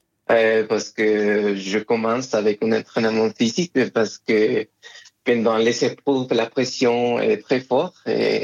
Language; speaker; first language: French; non-native, fluent; Spanish